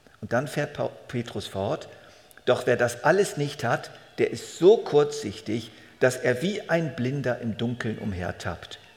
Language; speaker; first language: German; native; German